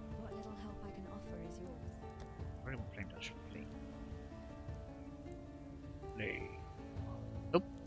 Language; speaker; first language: English; native; English